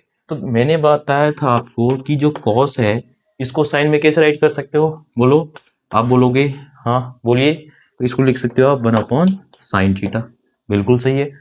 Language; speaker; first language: Hindi; native; Hindi